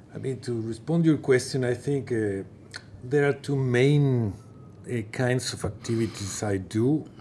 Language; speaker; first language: English; non-native, fluent; Persian